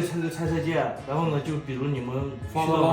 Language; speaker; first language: Chinese; native; Chinese